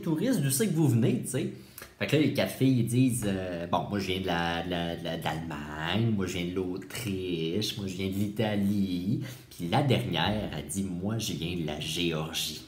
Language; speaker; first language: French; native; French